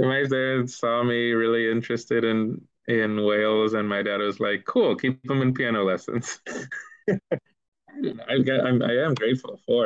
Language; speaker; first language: English; early bilingual, other home language; Spanish